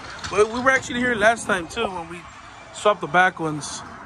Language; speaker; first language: English; early bilingual, other home language; Spanish